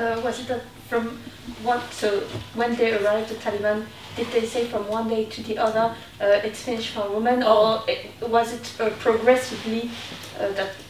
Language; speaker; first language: English; non-native, fluent; French